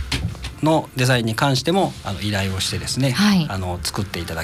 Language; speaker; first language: Japanese; native; Japanese